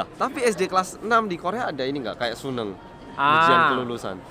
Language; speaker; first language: Indonesian; early bilingual, other home language; Korean